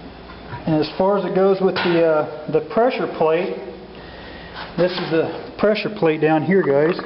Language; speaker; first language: English; native; English